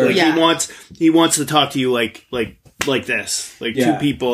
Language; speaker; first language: English; native; English